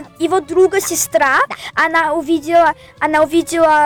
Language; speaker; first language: Russian; early bilingual, heritage; Russian